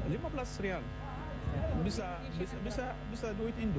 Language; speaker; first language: Indonesian; non-native, learner; Arabic